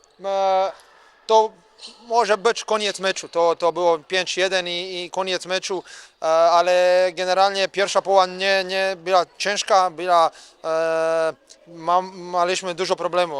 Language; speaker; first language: Polish; non-native, learner; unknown